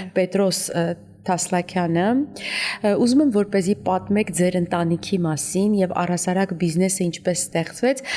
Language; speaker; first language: Armenian; native; Armenian